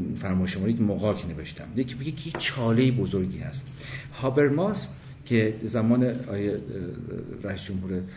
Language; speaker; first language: Persian; early bilingual, other home language; English